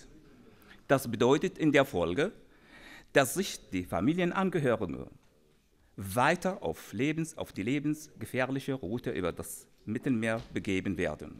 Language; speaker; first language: German; non-native, fluent; Arabic